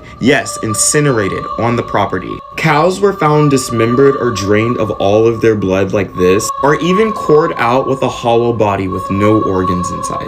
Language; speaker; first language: English; native; English